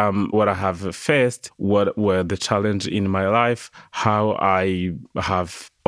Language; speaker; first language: English; non-native, local second language; Kinyarwanda